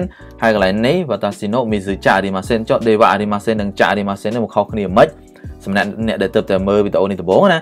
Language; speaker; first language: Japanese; non-native, learner; Khmer